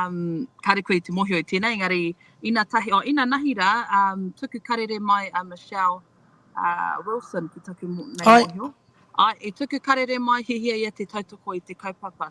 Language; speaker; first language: Māori; non-native, local second language; English